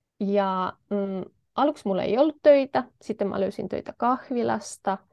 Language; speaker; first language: Finnish; non-native, fluent; Polish